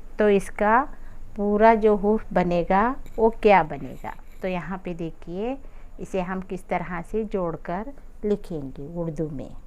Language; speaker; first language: Hindi; native; Hindi